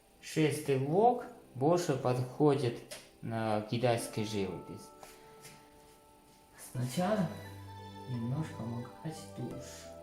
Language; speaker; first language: Russian; non-native, learner; Chinese